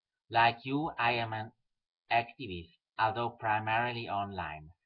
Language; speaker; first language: English; non-native, fluent; Swiss German